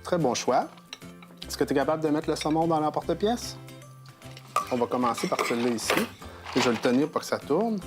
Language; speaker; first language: French; native; French